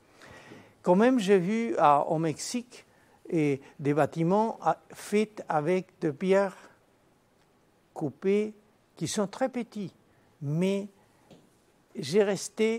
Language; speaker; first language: French; non-native, fluent; Spanish